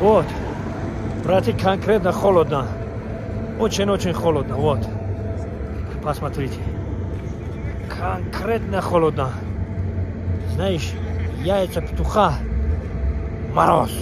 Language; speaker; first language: Russian; non-native, learner; Tajik